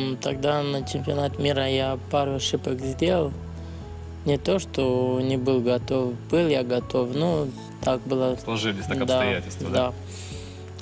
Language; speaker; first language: Russian; non-native, learner; Romanian